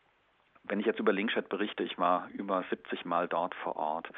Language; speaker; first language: German; native; German